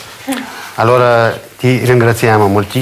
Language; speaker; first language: Italian; non-native, fluent; Russian